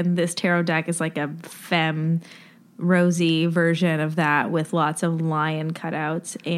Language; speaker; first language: English; native; English